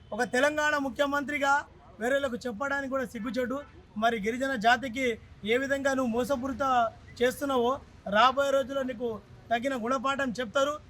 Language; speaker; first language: Telugu; non-native, local second language; Lambadi